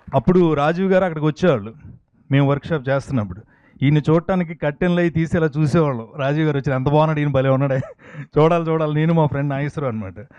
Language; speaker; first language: Telugu; native; Telugu